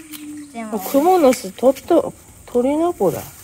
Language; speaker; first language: Japanese; native; Japanese